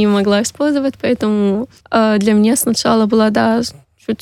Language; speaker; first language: Russian; non-native, learner; Arabic